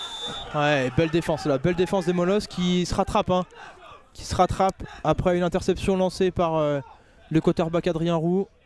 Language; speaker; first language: French; native; French